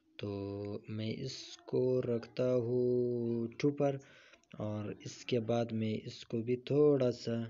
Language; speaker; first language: Urdu; non-native, local second language; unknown